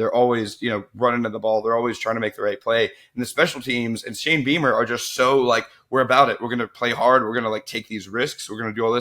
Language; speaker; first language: English; native; English